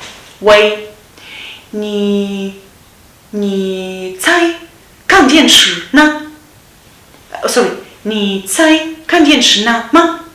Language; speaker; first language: Chinese; non-native, learner; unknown